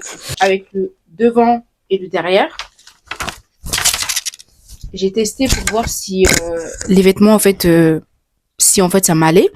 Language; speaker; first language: French; native; French